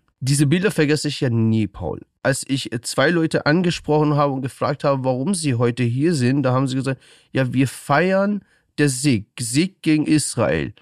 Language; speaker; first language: German; early bilingual, other home language; Persian